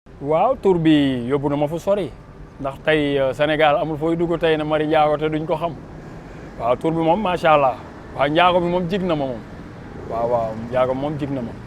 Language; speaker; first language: Wolof; non-native, local second language; Fula